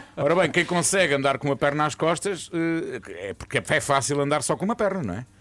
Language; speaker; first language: Portuguese; native; Portuguese